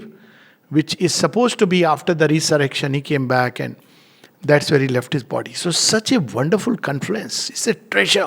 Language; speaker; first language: English; non-native, local second language; Hindi